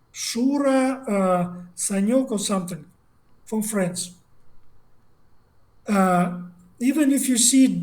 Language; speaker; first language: English; non-native, learner; Russian